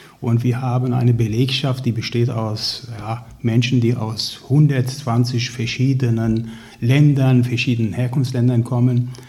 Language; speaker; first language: German; early bilingual, other home language; Turkish